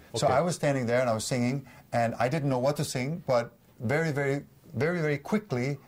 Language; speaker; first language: English; non-native, fluent; Danish